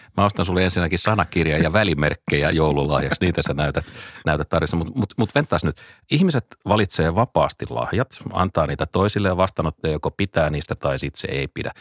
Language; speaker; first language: Finnish; native; Finnish